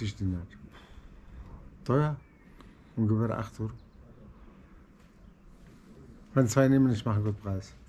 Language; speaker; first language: German; non-native, learner; Arabic